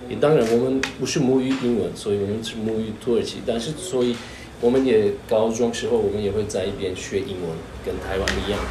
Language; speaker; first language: Chinese; non-native, fluent; Turkish